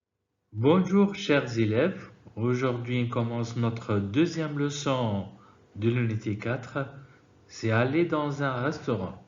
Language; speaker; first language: French; non-native, fluent; Arabic